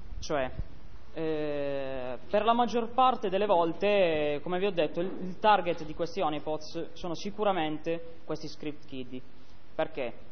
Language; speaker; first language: Italian; native; Italian